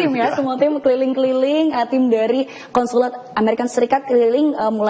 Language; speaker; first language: Indonesian; native; Indonesian